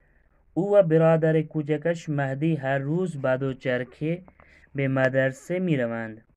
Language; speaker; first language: Persian; non-native, fluent; Urdu